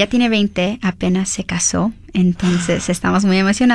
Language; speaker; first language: Spanish; early bilingual, heritage; Spanish